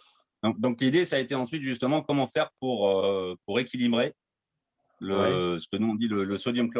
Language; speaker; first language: French; native; French